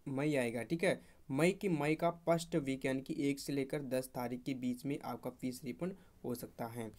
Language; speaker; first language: Hindi; native; Hindi